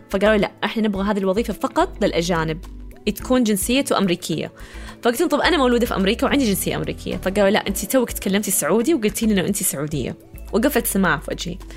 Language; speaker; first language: Arabic; early bilingual, heritage; Arabic